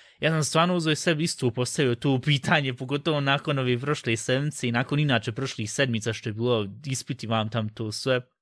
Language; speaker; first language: Bosnian; early bilingual, heritage; Bosnian